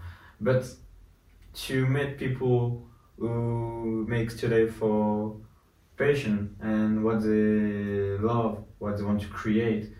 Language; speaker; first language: English; non-native, learner; French